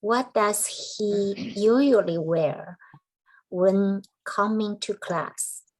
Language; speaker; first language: English; non-native, learner; Chinese